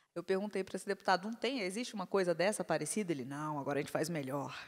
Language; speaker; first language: Portuguese; native; Portuguese